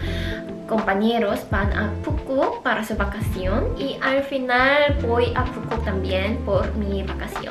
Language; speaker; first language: Spanish; non-native, fluent; Korean